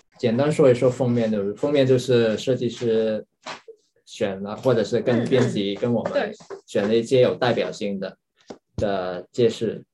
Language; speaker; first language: Chinese; non-native, local second language; Cantonese